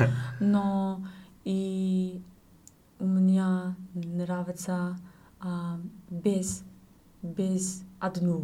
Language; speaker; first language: Russian; non-native, learner; English